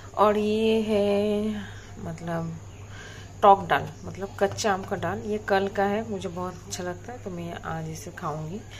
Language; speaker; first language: Hindi; non-native, local second language; Bangla